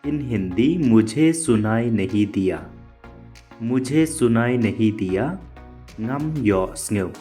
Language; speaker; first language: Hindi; non-native, local second language; Khasi